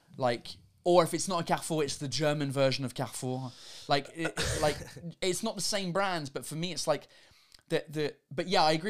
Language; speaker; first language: English; native; English